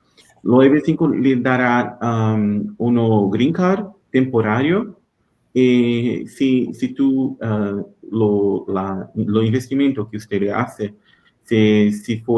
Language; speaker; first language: Spanish; non-native, learner; Portuguese